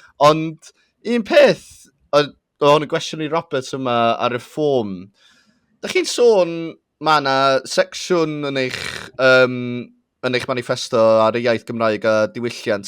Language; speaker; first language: Welsh; native; Welsh